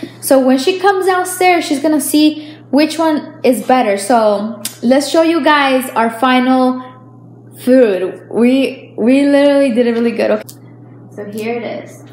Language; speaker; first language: English; early bilingual, other home language; Spanish